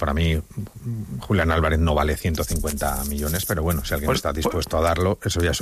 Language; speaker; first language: Spanish; native; Spanish